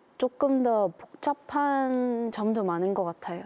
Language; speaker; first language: Korean; non-native, learner; English